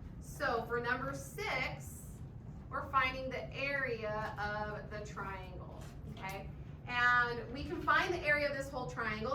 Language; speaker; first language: English; native; English